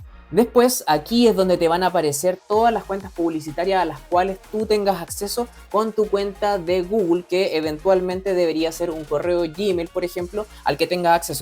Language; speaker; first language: Spanish; native; Spanish